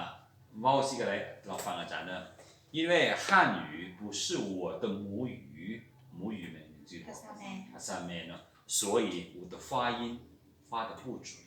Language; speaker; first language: Chinese; non-native, fluent; Lao